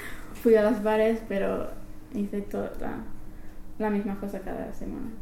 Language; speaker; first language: Spanish; non-native, learner; English